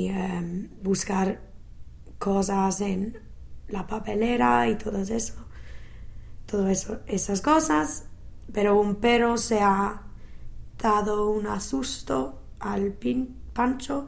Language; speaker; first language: Spanish; non-native, fluent; English